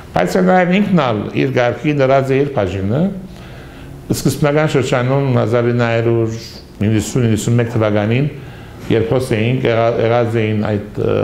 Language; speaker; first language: Armenian; early bilingual, heritage; Armenian